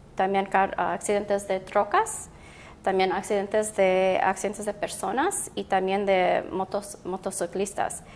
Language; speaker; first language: Spanish; early bilingual, heritage; Spanish